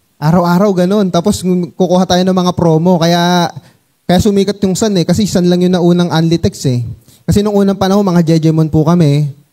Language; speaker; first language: Filipino; non-native, local second language; Cebuano